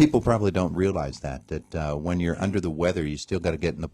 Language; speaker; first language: English; native; English